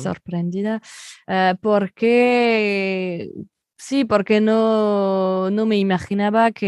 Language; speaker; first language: Spanish; non-native, fluent; French